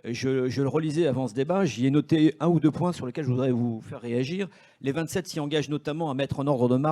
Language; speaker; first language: French; native; French